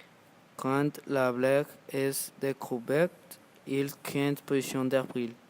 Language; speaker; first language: French; non-native, learner; Spanish